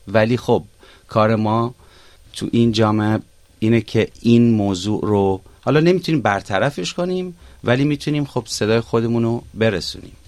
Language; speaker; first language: Persian; non-native, local second language; Arabic